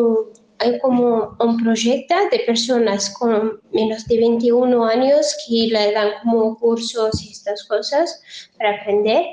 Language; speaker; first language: Spanish; non-native, fluent; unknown